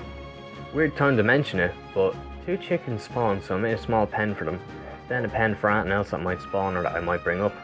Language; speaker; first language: English; native; English